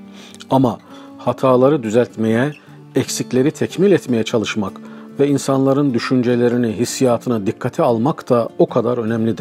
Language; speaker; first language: Turkish; native; Turkish